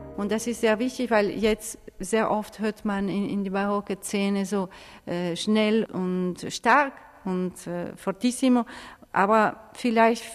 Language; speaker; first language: German; non-native, fluent; Italian